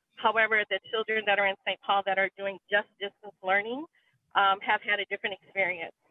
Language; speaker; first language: English; native; English